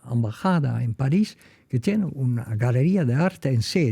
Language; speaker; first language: Spanish; non-native, fluent; Dutch